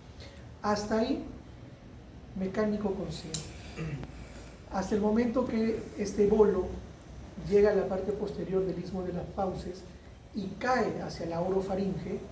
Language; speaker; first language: Spanish; native; Spanish